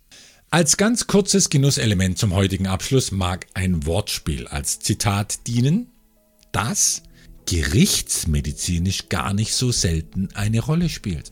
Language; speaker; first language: German; native; German